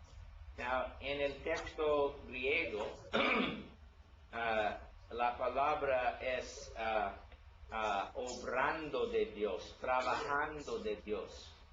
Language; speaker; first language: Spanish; non-native, learner; English